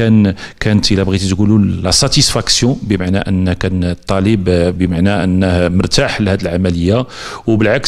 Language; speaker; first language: Arabic; native; Arabic